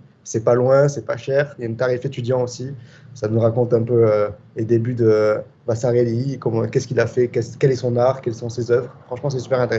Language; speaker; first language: French; native; French